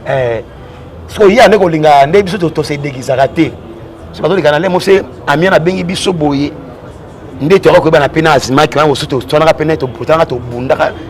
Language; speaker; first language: Lingala; non-native, local second language; Mongo